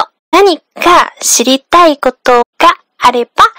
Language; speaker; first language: Japanese; non-native, learner; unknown